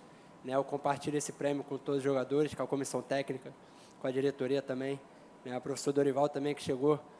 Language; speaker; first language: Portuguese; native; Portuguese